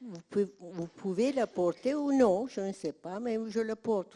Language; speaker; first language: French; non-native, fluent; Turkish